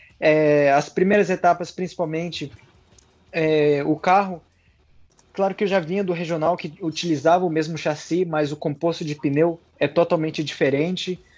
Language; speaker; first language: Portuguese; early bilingual, heritage; Portuguese